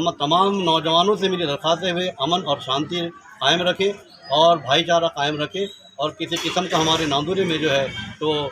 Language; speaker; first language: Urdu; native; Urdu